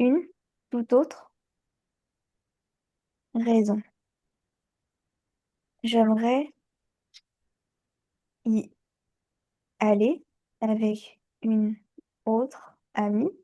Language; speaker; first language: French; early bilingual, other home language; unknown